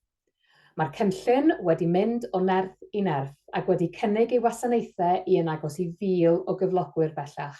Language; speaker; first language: Welsh; native; Welsh